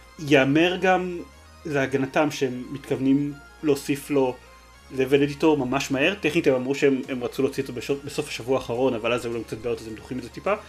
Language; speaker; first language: Hebrew; native; Hebrew